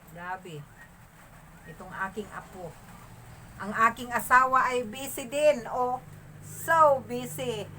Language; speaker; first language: Filipino; non-native, local second language; Masbatenyo